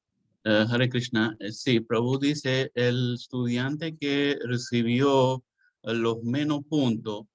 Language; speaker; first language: Spanish; non-native, learner; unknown